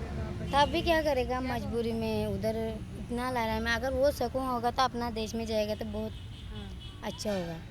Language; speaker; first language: Hindi; non-native, learner; Rohingya